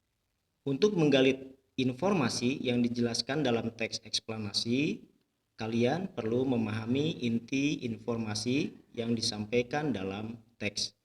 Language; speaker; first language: Indonesian; native; Indonesian